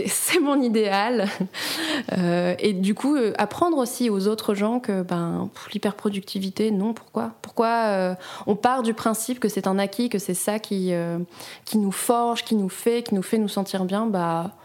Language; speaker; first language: French; native; French